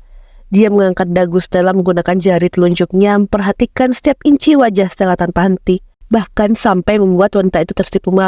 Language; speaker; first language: Indonesian; native; Indonesian